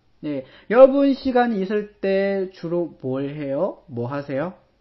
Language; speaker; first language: Korean; non-native, fluent; Chinese